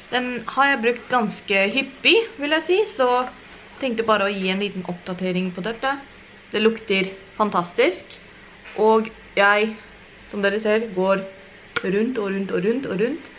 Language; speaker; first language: Norwegian; native; Norwegian